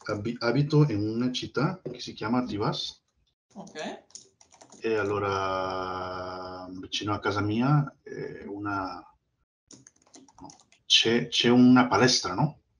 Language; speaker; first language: Italian; non-native, learner; Spanish